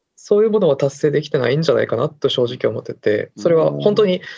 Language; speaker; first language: Japanese; non-native, fluent; Korean